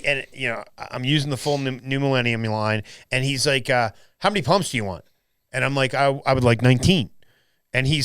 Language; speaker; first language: English; native; English